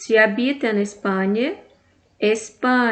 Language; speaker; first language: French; non-native, fluent; Portuguese